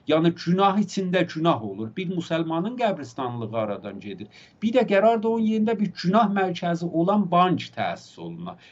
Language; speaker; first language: Azerbaijani; native; Azerbaijani